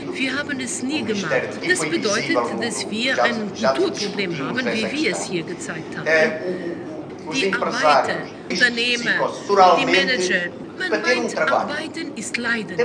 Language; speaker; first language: German; non-native, fluent; Portuguese